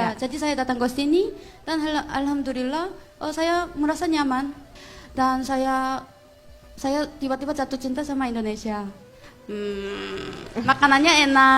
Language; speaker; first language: Indonesian; non-native, fluent; Korean